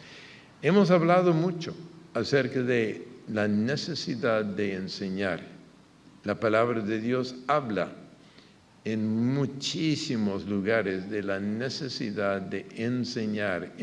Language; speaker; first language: Spanish; non-native, fluent; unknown